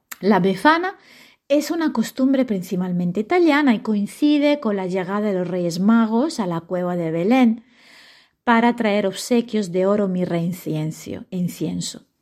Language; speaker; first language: Spanish; non-native, fluent; Italian